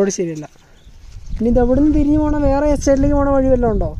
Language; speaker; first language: Malayalam; native; Malayalam